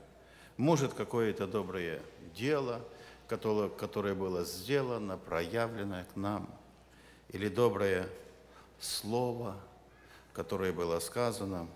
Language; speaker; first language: Russian; non-native, local second language; Ukrainian